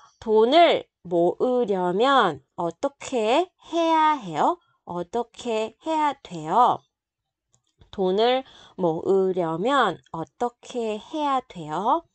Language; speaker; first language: Korean; non-native, fluent; Vietnamese